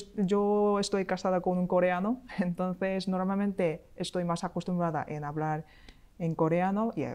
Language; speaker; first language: Spanish; non-native, fluent; Korean